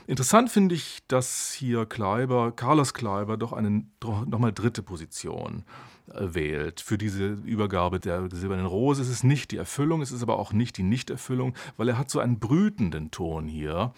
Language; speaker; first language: German; native; German